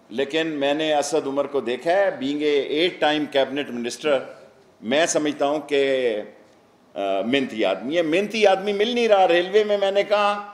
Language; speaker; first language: Urdu; non-native, local second language; Punjabi